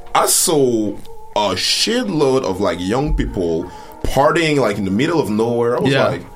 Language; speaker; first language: English; early bilingual, other home language; French